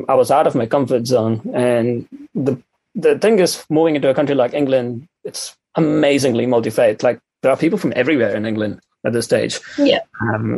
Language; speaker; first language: English; non-native, local second language; Tamil